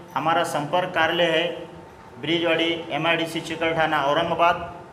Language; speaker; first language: Hindi; non-native, local second language; Marathi